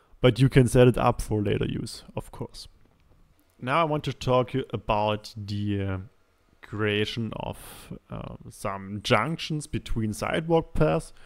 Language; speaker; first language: English; non-native, fluent; German